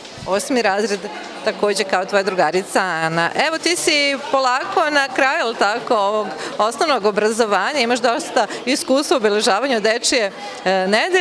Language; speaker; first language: Serbian; native; Serbian